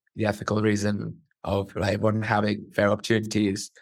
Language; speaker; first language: English; native; English